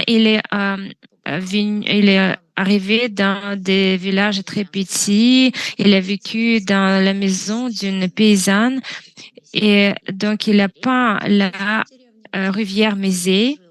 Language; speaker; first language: French; non-native, fluent; Russian